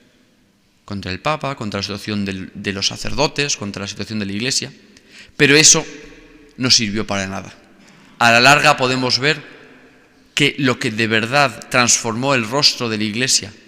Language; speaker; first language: Spanish; native; Spanish